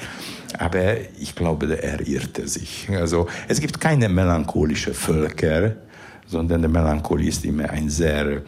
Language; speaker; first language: German; non-native, fluent; Hungarian